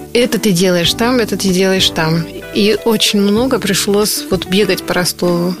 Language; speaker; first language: Russian; non-native, fluent; German